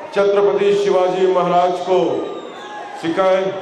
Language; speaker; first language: Hindi; non-native, local second language; Telugu